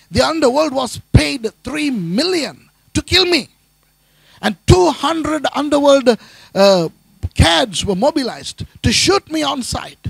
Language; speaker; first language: English; non-native, local second language; Tamil